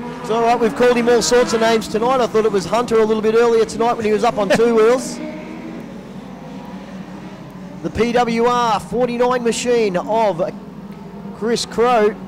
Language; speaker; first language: English; native; English